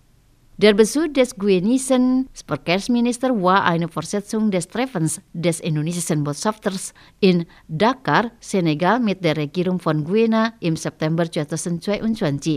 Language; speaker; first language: German; non-native, fluent; Indonesian